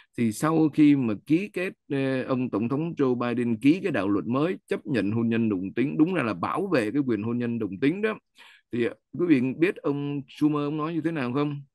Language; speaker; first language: Vietnamese; native; Vietnamese